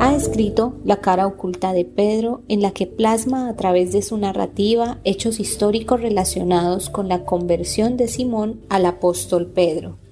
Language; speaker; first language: Spanish; native; Spanish